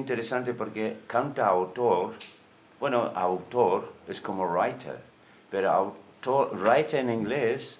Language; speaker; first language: Spanish; non-native, fluent; English